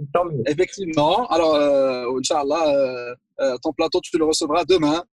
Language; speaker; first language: French; non-native, local second language; Arabic